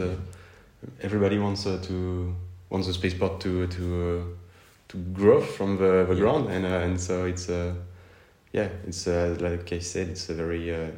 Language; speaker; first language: English; non-native, fluent; French